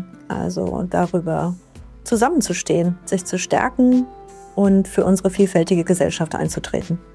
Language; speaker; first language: German; native; German